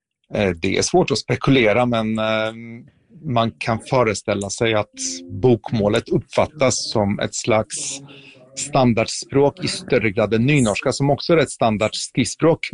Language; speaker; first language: Swedish; non-native, fluent; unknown